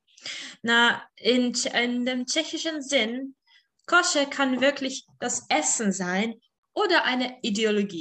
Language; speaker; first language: German; non-native, fluent; Czech